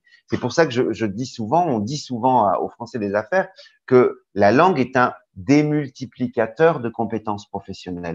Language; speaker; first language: French; native; French